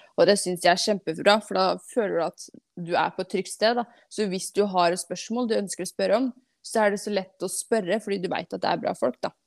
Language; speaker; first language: Norwegian; non-native, fluent; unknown